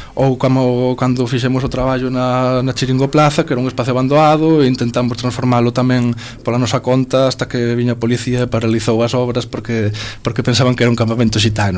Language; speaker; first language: Galician; non-native, local second language; Spanish